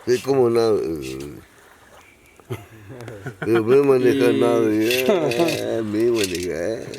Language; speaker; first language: Spanish; non-native, local second language; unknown